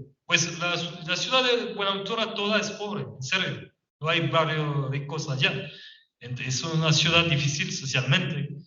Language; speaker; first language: Spanish; non-native, fluent; French